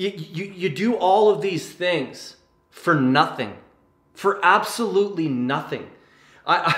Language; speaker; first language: English; native; English